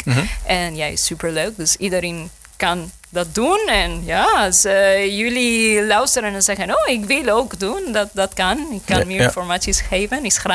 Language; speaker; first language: Dutch; non-native, learner; Spanish